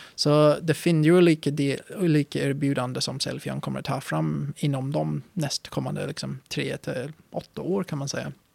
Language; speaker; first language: Swedish; non-native, fluent; English